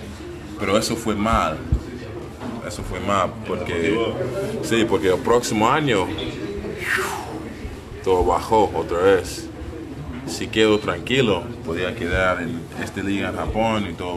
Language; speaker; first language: Spanish; non-native, learner; English